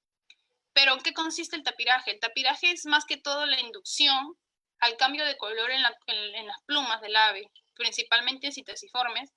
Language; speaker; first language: Spanish; native; Spanish